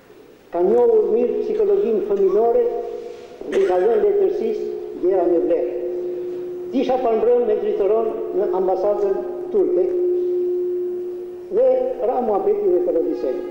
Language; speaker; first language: Albanian; native; Albanian